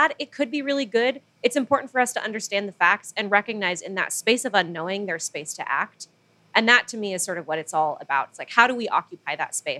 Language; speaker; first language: English; non-native, local second language; Filipino